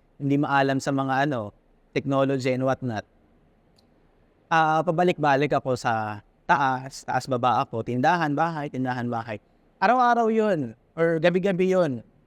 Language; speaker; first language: Filipino; native; Filipino